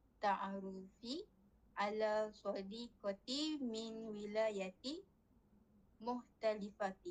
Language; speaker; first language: Arabic; non-native, learner; Malay